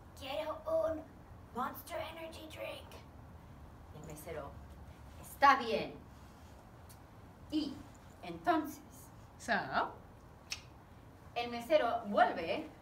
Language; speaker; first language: Spanish; non-native, fluent; English